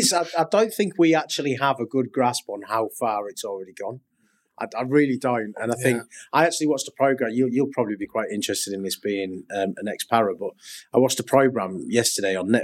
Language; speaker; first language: English; native; English